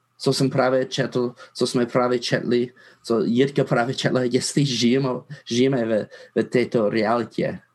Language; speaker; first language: Czech; non-native, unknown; English